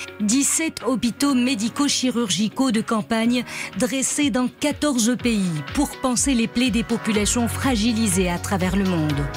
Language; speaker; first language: French; non-native, local second language; Arabic